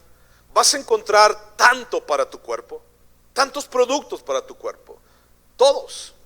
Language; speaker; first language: Spanish; native; Spanish